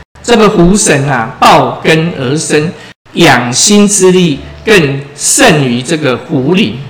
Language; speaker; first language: Chinese; native; Chinese